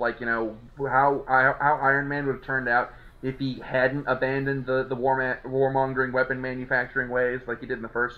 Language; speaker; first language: English; native; English